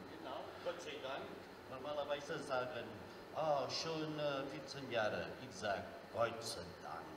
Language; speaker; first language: German; non-native, fluent; Spanish